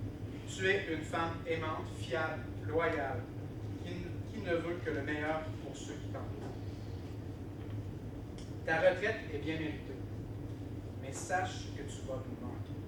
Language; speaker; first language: French; native; French